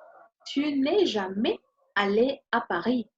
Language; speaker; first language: French; non-native, fluent; Spanish